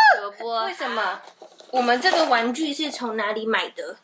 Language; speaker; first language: Chinese; native; Chinese